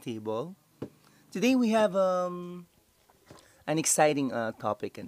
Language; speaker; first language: English; non-native, local second language; Filipino